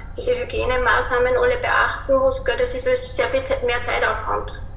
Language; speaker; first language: German; native; German